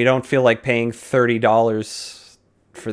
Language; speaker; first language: English; native; English